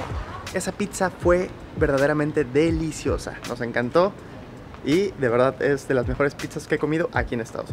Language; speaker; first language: Spanish; native; Spanish